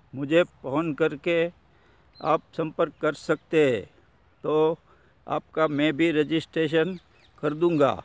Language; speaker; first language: Hindi; non-native, local second language; Gujarati